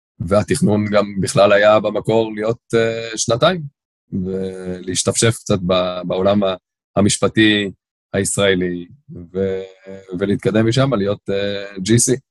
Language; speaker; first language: Hebrew; native; Hebrew